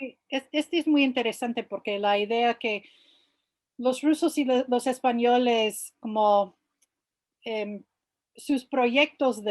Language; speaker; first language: Spanish; non-native, fluent; English